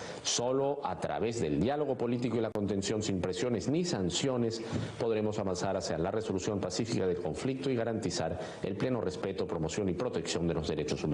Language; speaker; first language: Spanish; native; Spanish